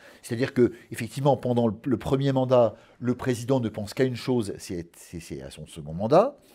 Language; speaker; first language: French; native; French